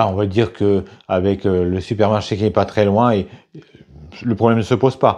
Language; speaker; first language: French; native; French